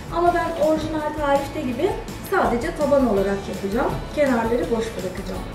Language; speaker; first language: Turkish; early bilingual, heritage; Turkish